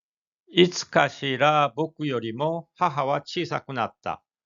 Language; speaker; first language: Japanese; non-native, fluent; Korean